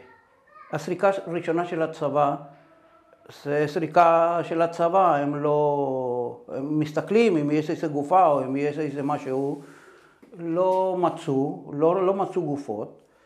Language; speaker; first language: Hebrew; non-native, fluent; Spanish